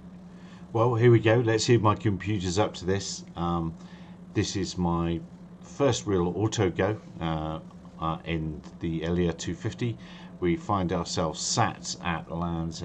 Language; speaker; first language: English; native; English